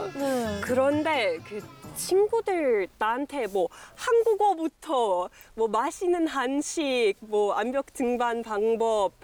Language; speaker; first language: Korean; non-native, fluent; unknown